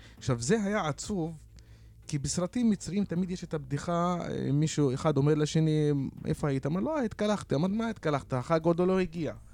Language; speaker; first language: Hebrew; non-native, local second language; Arabic